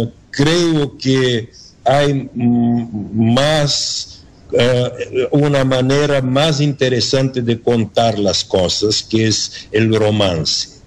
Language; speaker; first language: Spanish; non-native, learner; Bulgarian